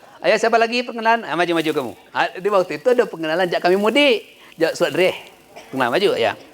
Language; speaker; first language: Malay; non-native, local second language; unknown